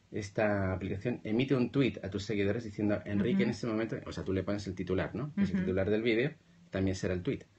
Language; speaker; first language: Spanish; native; Spanish